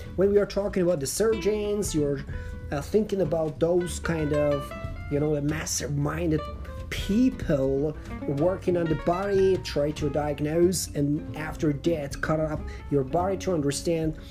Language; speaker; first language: English; non-native, fluent; Persian